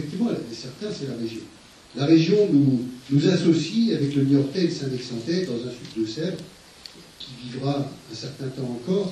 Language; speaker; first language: French; native; French